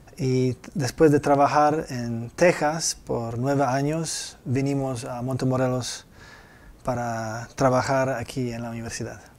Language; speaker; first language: Spanish; non-native, fluent; Polish